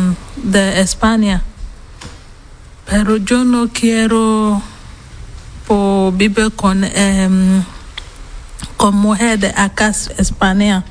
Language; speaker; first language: Spanish; non-native, learner; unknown